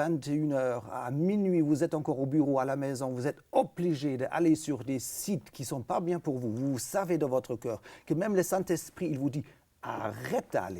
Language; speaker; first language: French; native; French